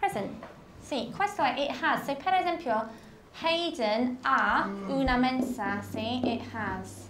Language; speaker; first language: Italian; non-native, fluent; English